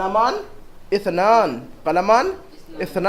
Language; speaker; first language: Arabic; non-native, fluent; Urdu